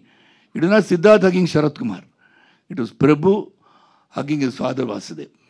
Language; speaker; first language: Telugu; non-native, local second language; Tamil